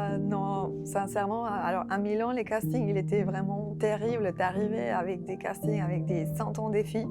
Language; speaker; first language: French; non-native, fluent; Spanish